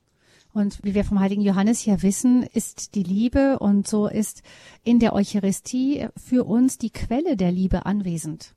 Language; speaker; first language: German; native; German